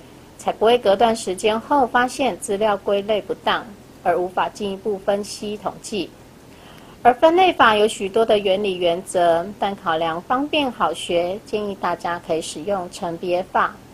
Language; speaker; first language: Chinese; native; Chinese